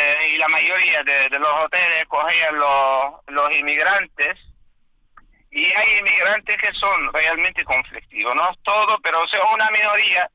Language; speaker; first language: Spanish; non-native, fluent; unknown